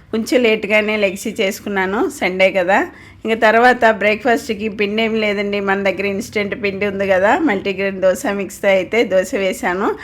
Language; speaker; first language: Telugu; non-native, local second language; Tamil